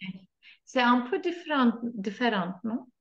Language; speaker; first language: French; non-native, learner; Turkish